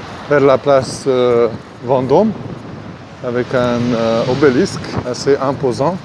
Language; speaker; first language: French; non-native, fluent; Hungarian